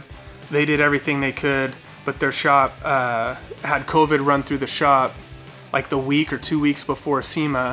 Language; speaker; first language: English; native; English